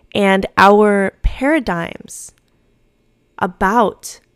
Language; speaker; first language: English; early bilingual, other home language; Spanish